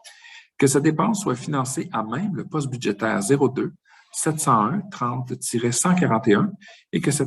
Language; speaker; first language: French; native; French